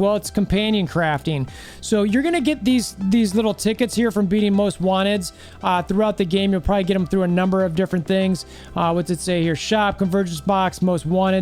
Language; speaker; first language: English; native; English